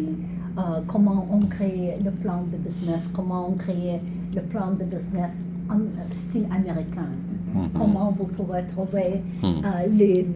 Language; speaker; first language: French; non-native, learner; English